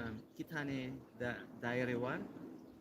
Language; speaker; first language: Turkish; non-native, learner; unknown